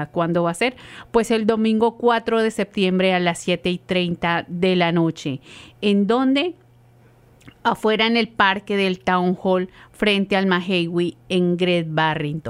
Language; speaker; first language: Spanish; native; Spanish